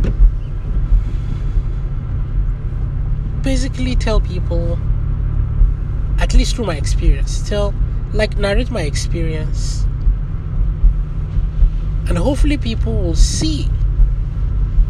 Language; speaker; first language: English; non-native, local second language; Hausa